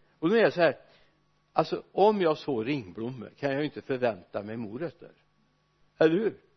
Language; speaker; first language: Swedish; native; Swedish